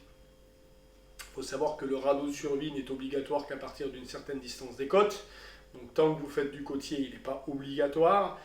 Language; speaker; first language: French; native; French